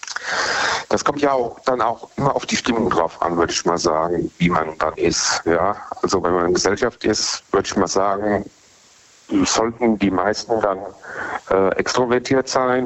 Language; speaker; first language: German; native; German